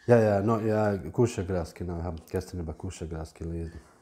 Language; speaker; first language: German; non-native, fluent; English